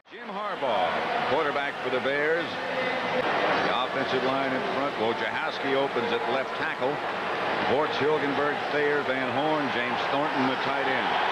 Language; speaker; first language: English; native; English